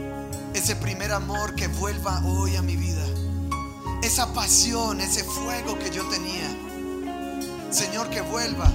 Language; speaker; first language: Spanish; native; Spanish